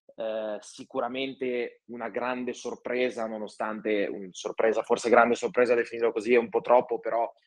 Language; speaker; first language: Italian; native; Italian